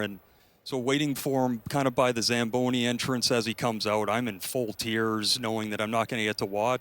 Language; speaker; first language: English; native; English